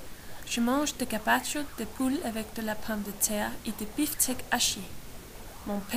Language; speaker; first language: French; non-native, learner; Danish